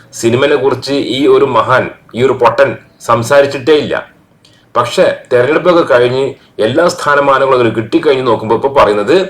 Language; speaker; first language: Malayalam; native; Malayalam